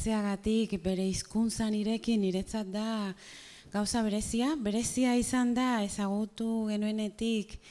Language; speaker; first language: Basque; non-native, learner; Spanish